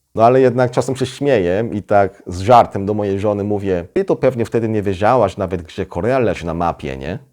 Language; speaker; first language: Polish; non-native, fluent; Korean